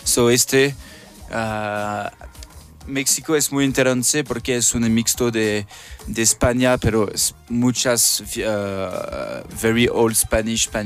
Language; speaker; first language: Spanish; non-native, learner; French